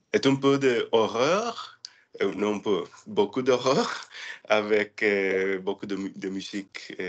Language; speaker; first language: French; non-native, learner; English